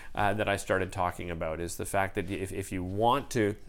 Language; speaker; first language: English; native; English